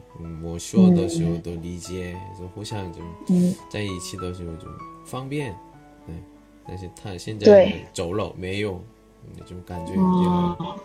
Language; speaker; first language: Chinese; non-native, learner; Korean